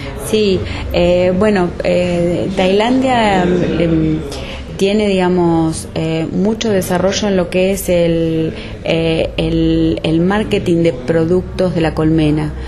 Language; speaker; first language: Spanish; native; Spanish